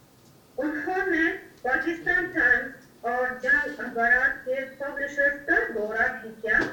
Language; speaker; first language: Hindi; non-native, fluent; Uzbek